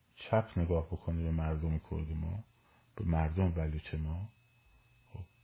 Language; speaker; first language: Persian; native; Persian